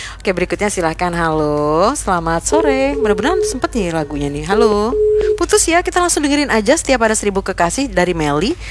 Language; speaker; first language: Indonesian; native; Indonesian